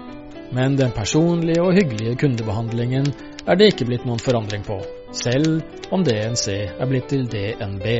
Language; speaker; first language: Norwegian; native; Norwegian